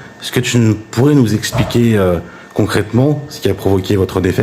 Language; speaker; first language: French; native; French